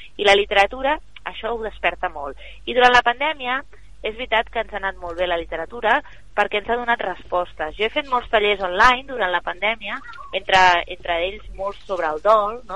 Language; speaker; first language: Catalan; native; Catalan